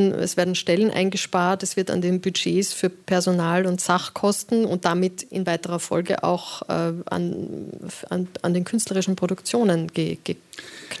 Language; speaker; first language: German; native; German